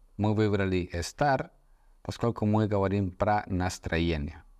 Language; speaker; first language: Russian; non-native, fluent; Spanish